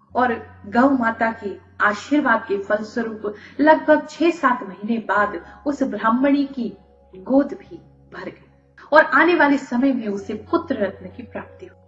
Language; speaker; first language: Hindi; native; Hindi